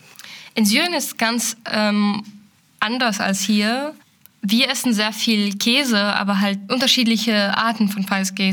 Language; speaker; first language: German; non-native, fluent; Arabic